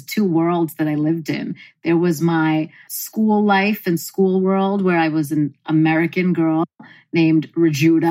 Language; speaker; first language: English; native; English